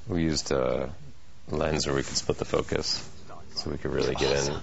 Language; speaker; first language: English; native; English